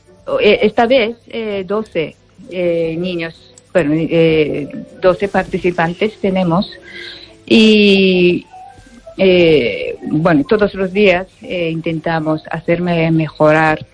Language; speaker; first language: Spanish; non-native, learner; Japanese